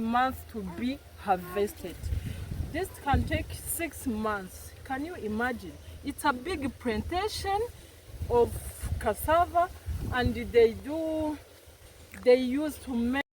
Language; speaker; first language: English; non-native, local second language; Kinyarwanda